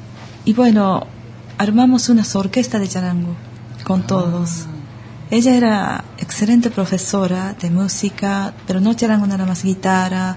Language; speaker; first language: Spanish; early bilingual, other home language; Japanese